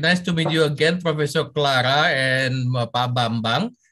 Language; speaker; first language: English; non-native, fluent; Indonesian